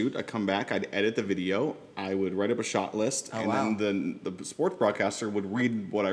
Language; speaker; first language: English; native; English